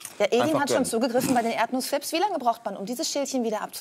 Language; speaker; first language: German; native; German